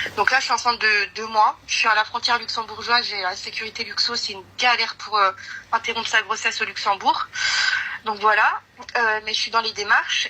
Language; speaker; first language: French; early bilingual, other home language; Arabic